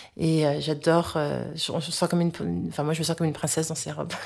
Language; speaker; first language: French; native; French